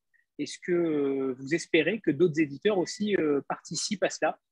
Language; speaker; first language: French; native; French